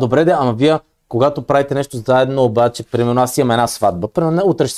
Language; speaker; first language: Bulgarian; native; Bulgarian